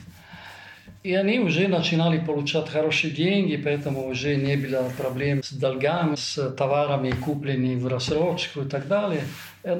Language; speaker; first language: Russian; non-native, fluent; Italian